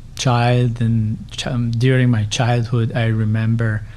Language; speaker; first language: English; non-native, fluent; Persian